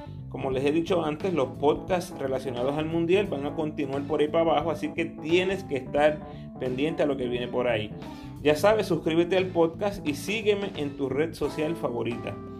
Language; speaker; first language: Spanish; native; Spanish